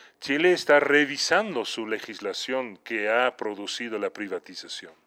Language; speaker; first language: Spanish; non-native, fluent; Dutch